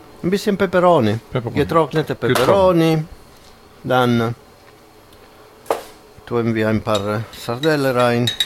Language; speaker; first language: German; non-native, fluent; Italian